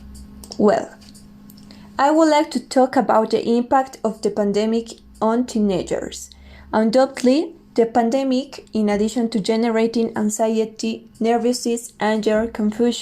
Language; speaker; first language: English; non-native, learner; Spanish